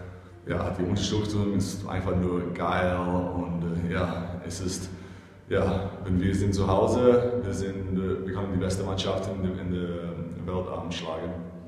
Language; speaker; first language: German; non-native, fluent; English